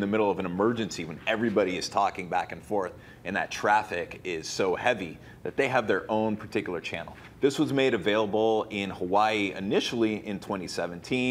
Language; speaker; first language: English; native; English